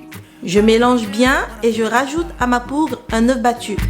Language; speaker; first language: French; native; French